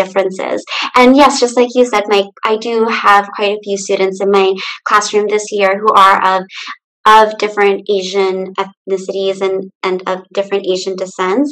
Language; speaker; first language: English; early bilingual, other home language; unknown